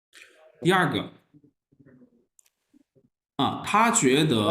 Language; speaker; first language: Chinese; non-native, fluent; Urdu